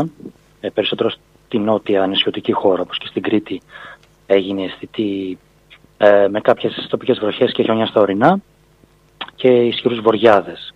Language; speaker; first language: Greek; native; Greek